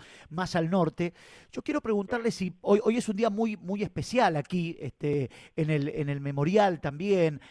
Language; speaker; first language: Spanish; native; Spanish